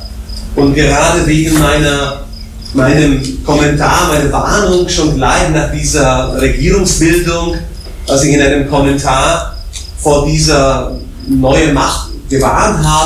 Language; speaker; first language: German; non-native, fluent; Slovak